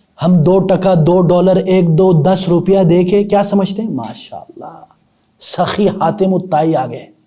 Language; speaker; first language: Urdu; non-native, local second language; Punjabi